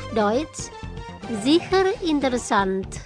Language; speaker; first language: German; non-native, fluent; Indonesian